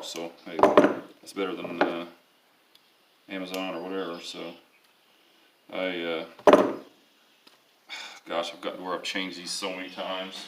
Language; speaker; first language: English; native; English